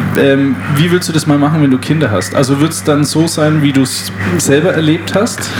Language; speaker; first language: German; native; German